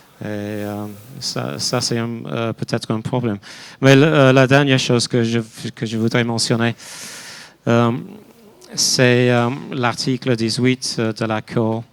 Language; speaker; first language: French; non-native, fluent; English